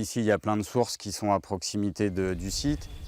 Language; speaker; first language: French; native; French